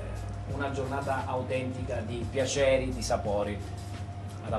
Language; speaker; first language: Italian; native; Italian